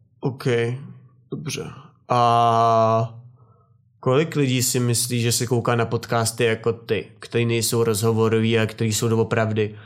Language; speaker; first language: Czech; native; Czech